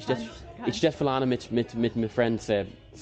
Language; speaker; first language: Dutch; non-native, learner; English